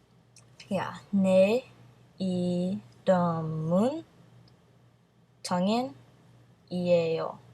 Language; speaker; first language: Korean; early bilingual, heritage; Korean